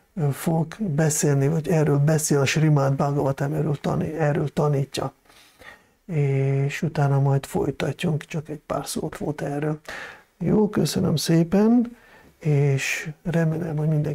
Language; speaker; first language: Hungarian; non-native, fluent; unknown